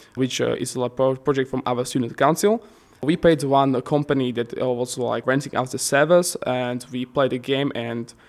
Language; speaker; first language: English; non-native, fluent; Slovak